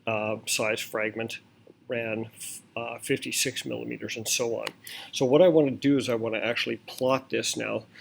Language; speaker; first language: English; native; English